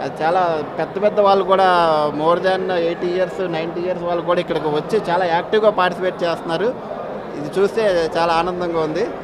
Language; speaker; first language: Telugu; native; Telugu